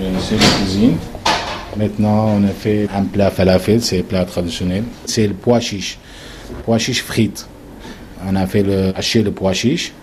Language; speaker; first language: French; non-native, learner; Arabic